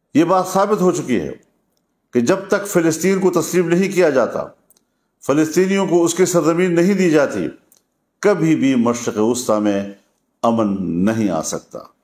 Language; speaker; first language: Urdu; non-native, local second language; Pashto